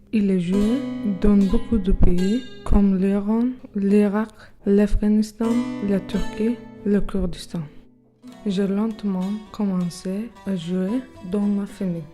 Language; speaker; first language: French; non-native, learner; Kurdish